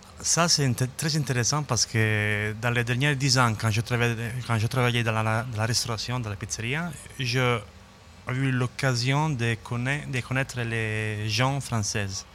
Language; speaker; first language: French; non-native, learner; Italian